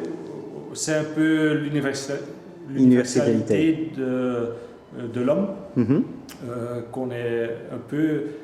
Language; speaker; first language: French; non-native, local second language; Dutch